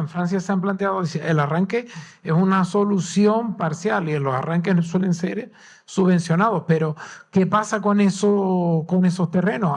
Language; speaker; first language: Spanish; native; Spanish